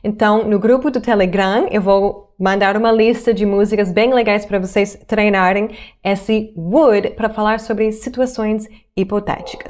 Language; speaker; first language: Portuguese; non-native, fluent; English